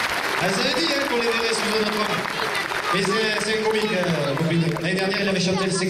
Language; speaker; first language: French; native; French